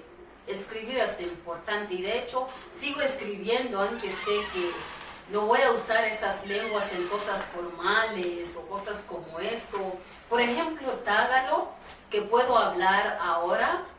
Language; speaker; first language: Spanish; non-native, fluent; Swahili